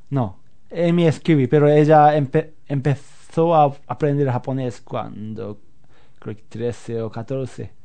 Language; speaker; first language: Spanish; non-native, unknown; Japanese